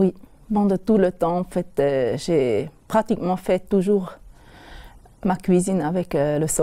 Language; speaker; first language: French; non-native, local second language; German